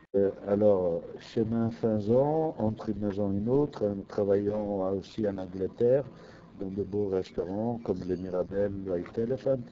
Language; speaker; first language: French; non-native, fluent; Italian